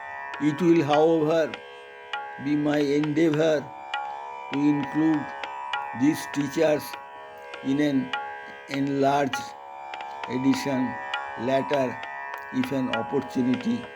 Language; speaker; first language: English; non-native, local second language; Bangla